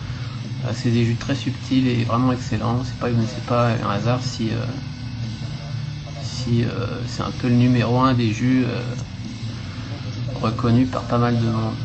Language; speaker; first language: French; native; French